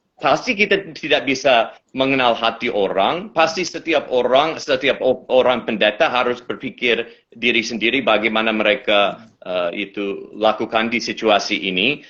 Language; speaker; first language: Indonesian; non-native, learner; English